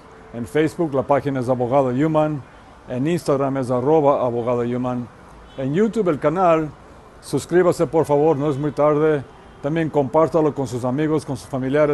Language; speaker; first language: Spanish; native; Spanish